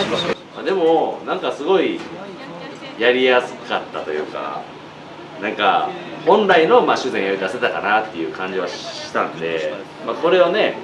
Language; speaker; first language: Japanese; native; Japanese